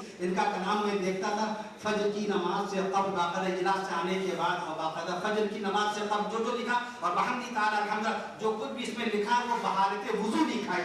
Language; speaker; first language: Urdu; native; Urdu